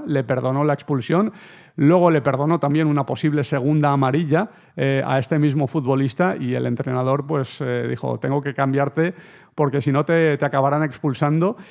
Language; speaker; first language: Spanish; native; Spanish